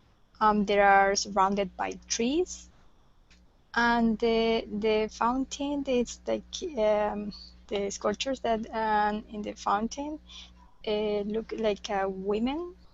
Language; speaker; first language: English; non-native, learner; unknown